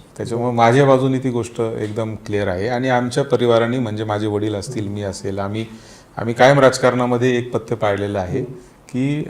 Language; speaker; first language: Marathi; native; Marathi